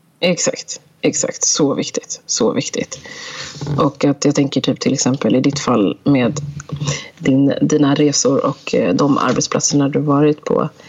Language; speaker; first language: Swedish; early bilingual, other home language; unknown